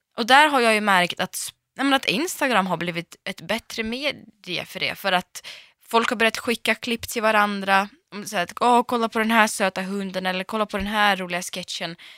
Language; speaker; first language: Swedish; early bilingual, other home language; Russian